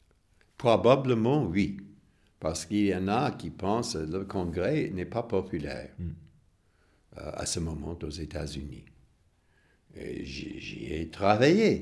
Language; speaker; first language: French; non-native, fluent; English